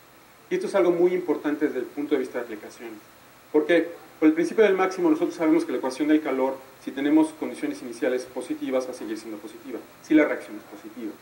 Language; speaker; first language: Spanish; native; Spanish